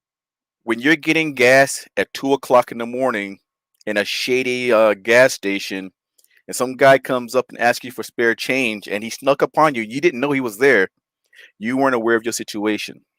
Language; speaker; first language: English; native; English